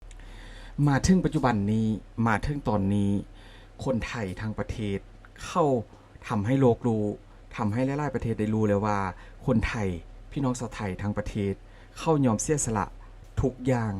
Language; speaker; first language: Thai; non-native, local second language; Northeastern Thai